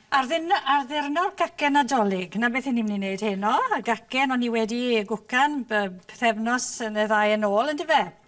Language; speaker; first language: Welsh; native; Welsh